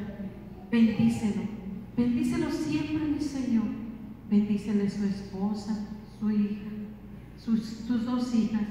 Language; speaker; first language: Spanish; native; Spanish